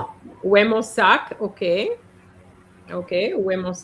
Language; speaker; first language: French; non-native, fluent; English